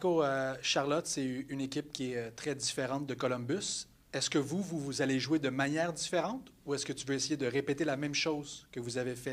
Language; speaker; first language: French; native; French